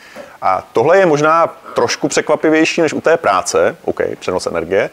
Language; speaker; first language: Czech; native; Czech